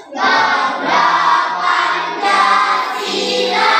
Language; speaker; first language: Indonesian; native; Indonesian